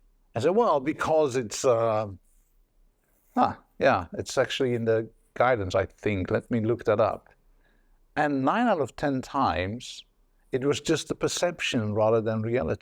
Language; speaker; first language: English; non-native, fluent; Dutch